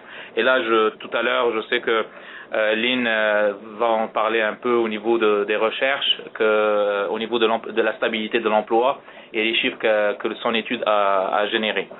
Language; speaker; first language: French; native; French